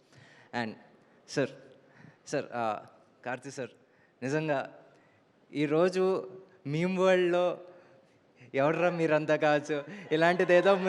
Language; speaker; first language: Telugu; native; Telugu